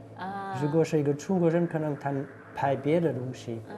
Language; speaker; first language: Chinese; non-native, learner; French